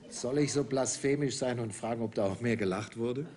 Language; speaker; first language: German; native; German